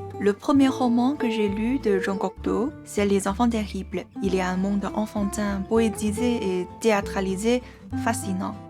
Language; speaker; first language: French; non-native, fluent; Chinese